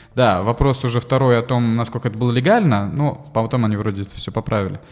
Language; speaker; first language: Russian; native; Russian